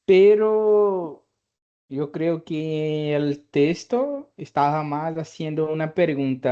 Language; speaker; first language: Spanish; non-native, fluent; Portuguese